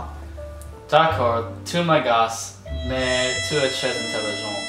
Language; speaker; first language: French; non-native, learner; English